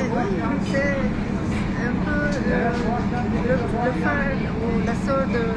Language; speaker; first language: French; non-native, learner; Turkish